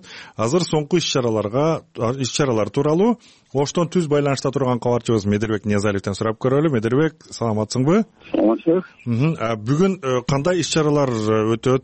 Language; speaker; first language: Kyrgyz; native; Kyrgyz